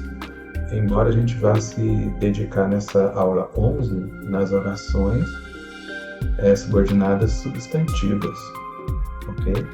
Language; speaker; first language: Portuguese; native; Portuguese